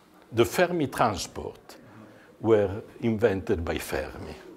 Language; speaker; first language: English; non-native, fluent; Italian